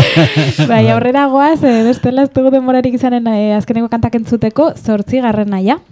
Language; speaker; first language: Basque; native; Basque